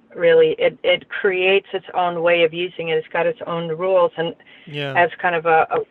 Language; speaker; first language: English; native; English